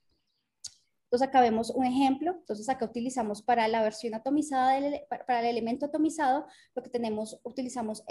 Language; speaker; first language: Spanish; native; Spanish